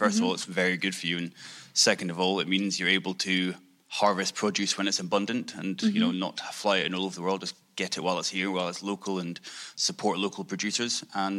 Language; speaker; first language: English; native; English